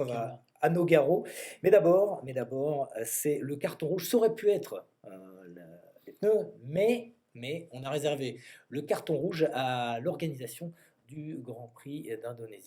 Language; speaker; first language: French; native; French